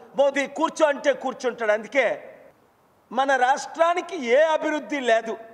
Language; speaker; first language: Telugu; native; Telugu